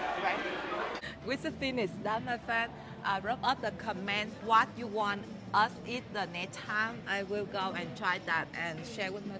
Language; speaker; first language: English; non-native, learner; Vietnamese